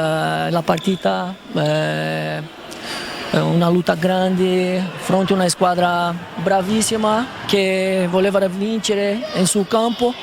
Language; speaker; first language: Italian; non-native, fluent; Spanish